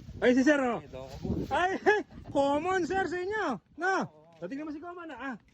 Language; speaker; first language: Filipino; native; Filipino